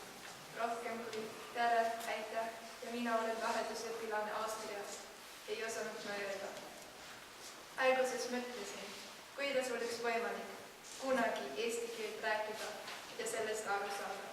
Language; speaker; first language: Estonian; non-native, learner; German